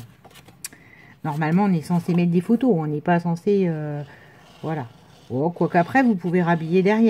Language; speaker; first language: French; native; French